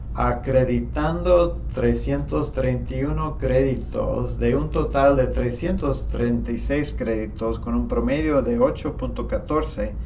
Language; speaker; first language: Spanish; non-native, fluent; English